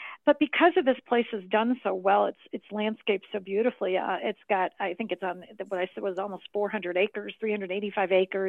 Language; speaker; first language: English; native; English